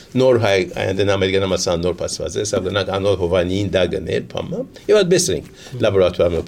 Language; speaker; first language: Armenian; early bilingual, heritage; Armenian